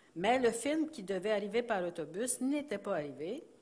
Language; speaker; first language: French; native; French